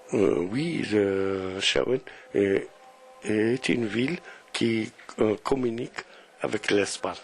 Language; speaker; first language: French; non-native, local second language; Arabic